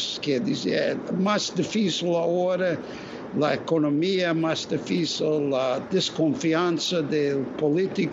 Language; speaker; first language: Spanish; non-native, fluent; English